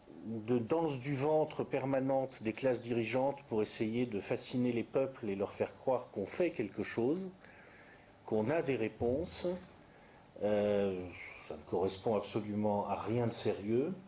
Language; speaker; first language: French; native; French